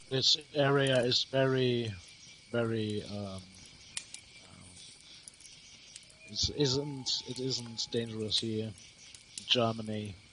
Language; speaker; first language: English; non-native, learner; German